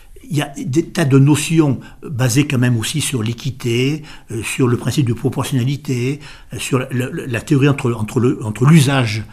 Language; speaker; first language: French; native; French